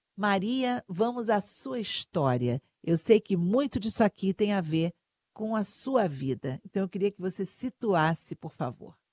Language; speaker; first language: Portuguese; early bilingual, other home language; Spanish